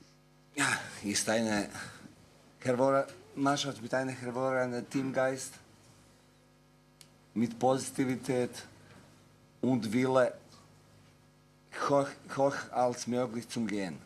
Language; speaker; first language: German; non-native, fluent; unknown